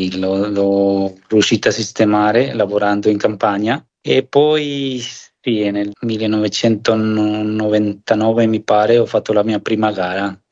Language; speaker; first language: Italian; non-native, fluent; Spanish